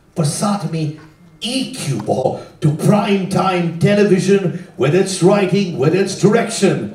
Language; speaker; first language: Hindi; native; Hindi